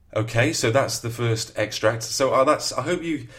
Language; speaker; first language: English; native; English